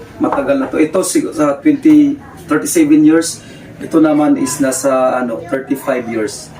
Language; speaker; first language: Filipino; non-native, local second language; Cebuano